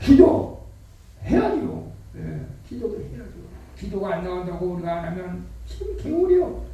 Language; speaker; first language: Korean; native; Korean